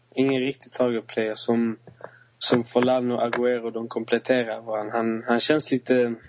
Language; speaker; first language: Swedish; native; Swedish